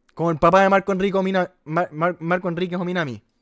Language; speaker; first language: Spanish; native; Spanish